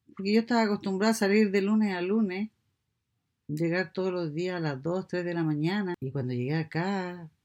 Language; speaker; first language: Spanish; native; Spanish